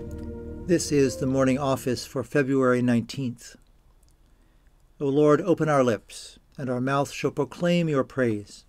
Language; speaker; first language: English; native; English